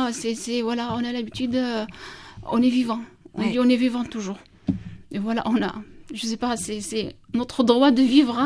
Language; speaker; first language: French; non-native, learner; Kurdish